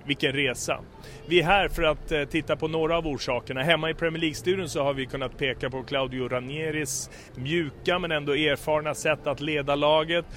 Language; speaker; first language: Swedish; native; Swedish